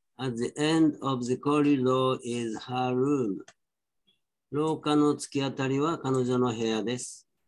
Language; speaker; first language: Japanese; native; Japanese